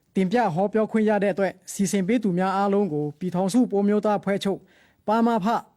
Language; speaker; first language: Burmese; non-native, local second language; Pa'o Karen